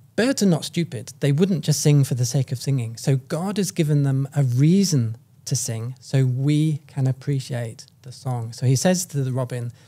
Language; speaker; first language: English; native; English